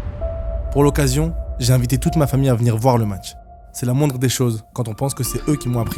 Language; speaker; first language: French; native; French